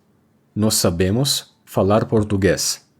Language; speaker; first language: Portuguese; non-native, learner; English